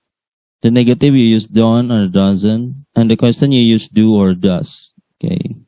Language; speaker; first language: English; non-native, learner; Indonesian